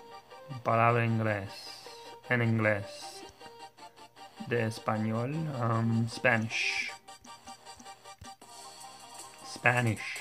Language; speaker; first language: Spanish; non-native, learner; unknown